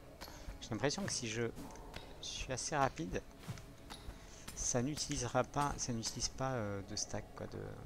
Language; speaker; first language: French; native; French